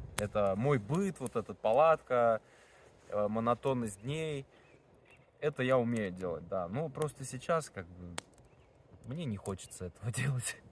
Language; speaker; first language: Russian; native; Russian